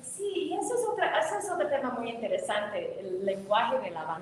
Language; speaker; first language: Spanish; non-native, fluent; English